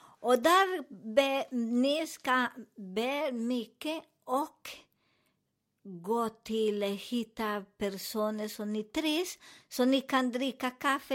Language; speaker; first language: Swedish; non-native, learner; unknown